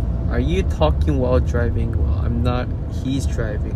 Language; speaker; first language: English; non-native, learner; Japanese